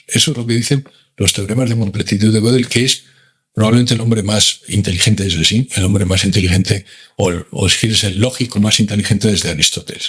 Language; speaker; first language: Spanish; native; Spanish